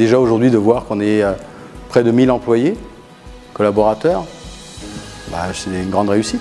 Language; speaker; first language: French; early bilingual, other home language; Arabic